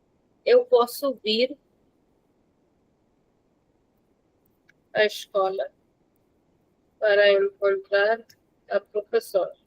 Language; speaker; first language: Portuguese; non-native, fluent; Hindi